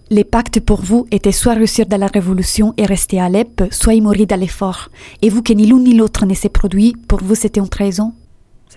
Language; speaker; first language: French; native; French